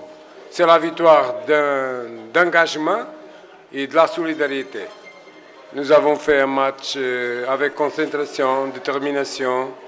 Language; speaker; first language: French; non-native, fluent; Portuguese